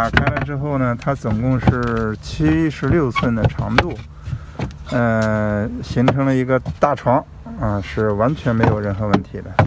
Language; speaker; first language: Chinese; native; Chinese